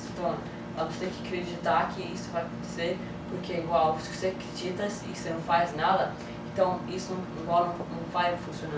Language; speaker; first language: Portuguese; early bilingual, heritage; English